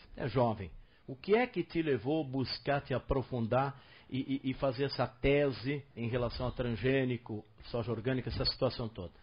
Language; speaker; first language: Portuguese; native; Portuguese